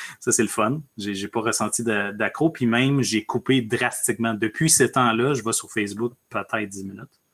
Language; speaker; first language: French; early bilingual, other home language; Spanish